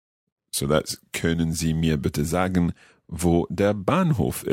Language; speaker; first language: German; non-native, learner; English